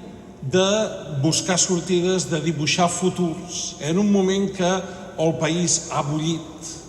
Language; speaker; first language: Catalan; native; Catalan